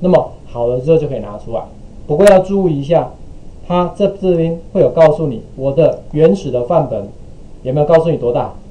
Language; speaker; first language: Chinese; native; Chinese